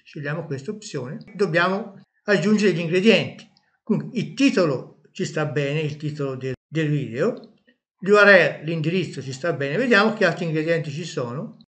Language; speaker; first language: Italian; native; Italian